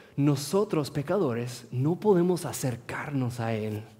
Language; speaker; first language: Spanish; non-native, fluent; English